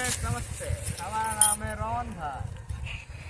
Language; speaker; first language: Hindi; non-native, local second language; Odia